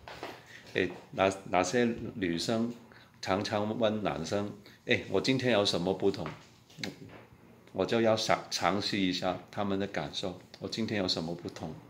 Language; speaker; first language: Chinese; non-native, local second language; Cantonese